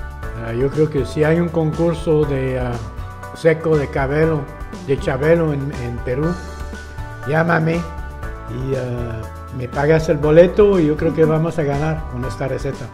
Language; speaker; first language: Spanish; non-native, fluent; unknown